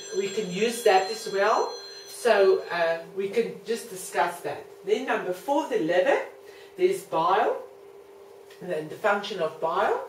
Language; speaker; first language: English; non-native, local second language; Afrikaans